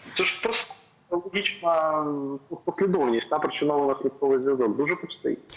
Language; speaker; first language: Ukrainian; non-native, local second language; Russian